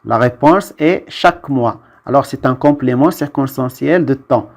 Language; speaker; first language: French; non-native, local second language; Arabic